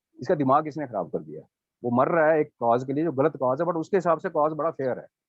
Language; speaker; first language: Hindi; non-native, local second language; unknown